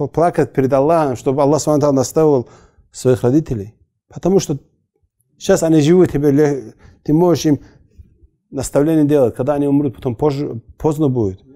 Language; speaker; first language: Russian; non-native, local second language; Avaric